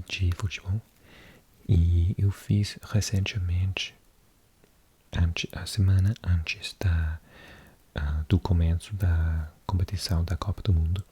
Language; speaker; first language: Portuguese; non-native, learner; English